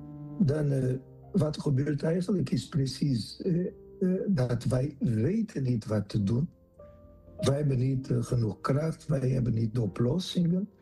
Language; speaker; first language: Dutch; non-native, fluent; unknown